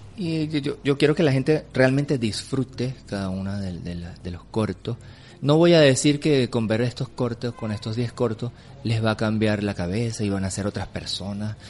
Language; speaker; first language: Spanish; native; Spanish